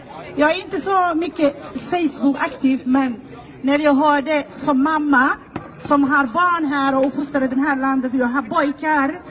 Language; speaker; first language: Swedish; non-native, learner; Somali